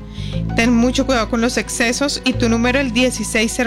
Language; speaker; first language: Spanish; native; Spanish